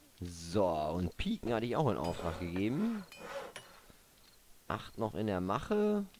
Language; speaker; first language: German; native; German